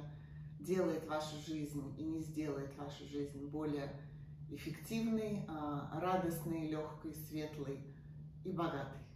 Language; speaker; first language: Russian; native; Russian